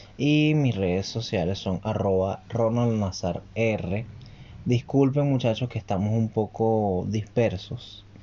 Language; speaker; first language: Spanish; native; Spanish